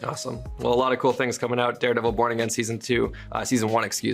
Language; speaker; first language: English; native; English